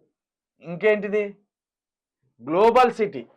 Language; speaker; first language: Telugu; native; Telugu